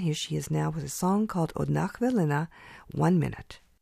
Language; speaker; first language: English; early bilingual, other home language; Ukrainian